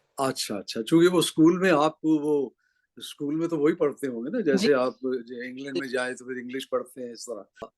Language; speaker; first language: Urdu; non-native, local second language; Punjabi